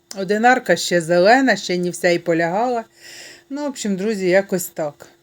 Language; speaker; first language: Ukrainian; native; Ukrainian